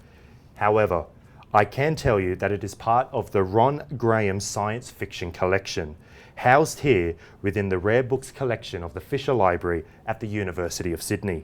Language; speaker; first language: English; native; English